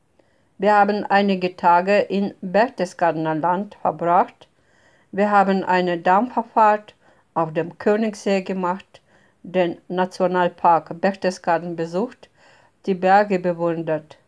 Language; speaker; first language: German; non-native, fluent; Russian